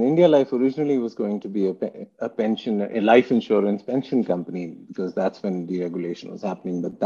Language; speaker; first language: English; non-native, local second language; Hindi